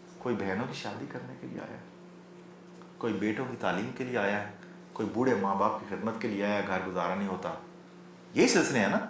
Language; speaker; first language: Urdu; non-native, local second language; Punjabi